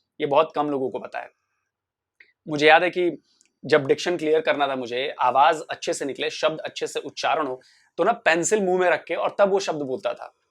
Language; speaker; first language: Hindi; native; Hindi